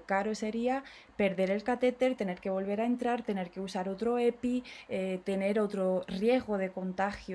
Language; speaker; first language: Spanish; native; Spanish